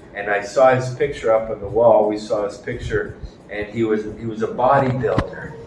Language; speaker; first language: English; native; English